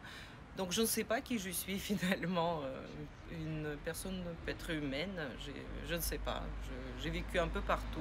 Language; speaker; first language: French; non-native, fluent; Russian